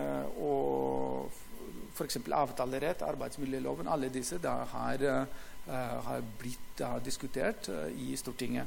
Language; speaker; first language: Norwegian; non-native, fluent; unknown